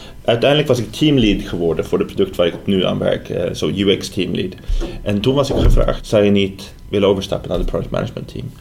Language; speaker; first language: Dutch; non-native, fluent; Swedish